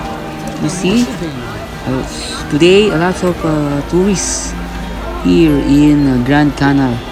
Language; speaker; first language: English; non-native, local second language; Filipino